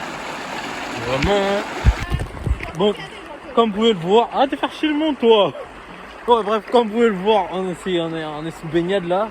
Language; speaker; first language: French; native; French